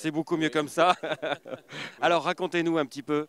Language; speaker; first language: French; native; French